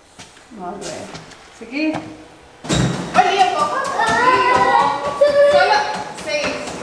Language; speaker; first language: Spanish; non-native, fluent; Filipino